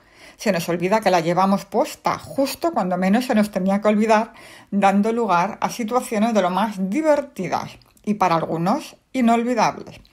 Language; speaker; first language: Spanish; native; Spanish